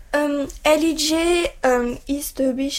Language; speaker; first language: German; non-native, learner; French